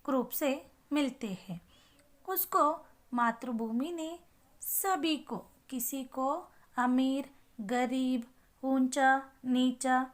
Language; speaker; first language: Hindi; non-native, local second language; Kannada